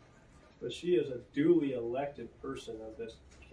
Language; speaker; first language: English; native; English